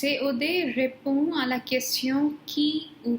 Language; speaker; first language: French; non-native, fluent; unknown